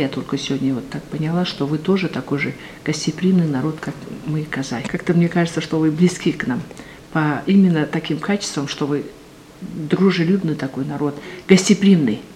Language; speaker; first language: Russian; non-native, local second language; Kazakh